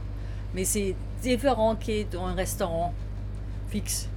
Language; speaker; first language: French; non-native, learner; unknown